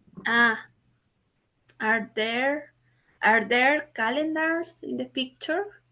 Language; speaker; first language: English; non-native, learner; Spanish